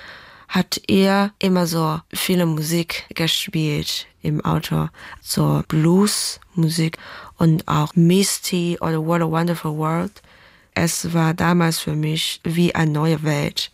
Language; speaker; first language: German; non-native, learner; Chinese